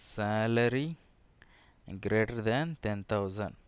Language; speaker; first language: English; non-native, local second language; Telugu